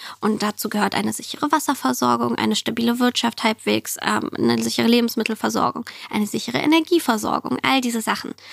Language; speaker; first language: German; early bilingual, other home language; Russian